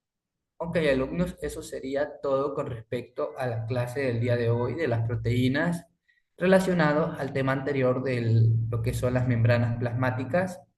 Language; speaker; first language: Spanish; native; Spanish